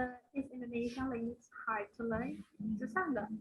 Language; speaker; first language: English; non-native, fluent; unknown